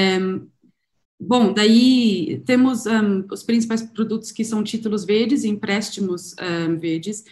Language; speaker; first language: Portuguese; non-native, fluent; German